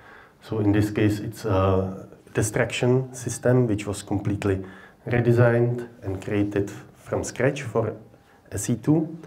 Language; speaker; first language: English; non-native, fluent; Czech